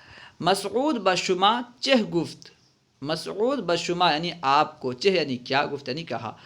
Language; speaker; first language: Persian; non-native, fluent; Urdu